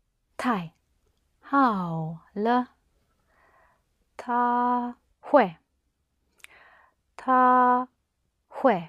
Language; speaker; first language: Chinese; non-native, learner; English